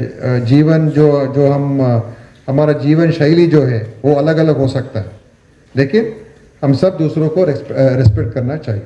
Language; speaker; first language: Hindi; non-native, local second language; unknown